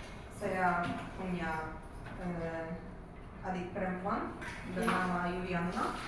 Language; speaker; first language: Indonesian; non-native, learner; Polish